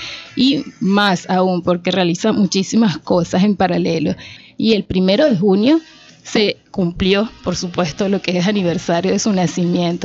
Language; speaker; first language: Spanish; native; Spanish